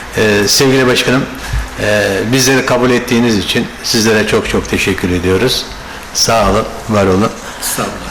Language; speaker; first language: Turkish; native; Turkish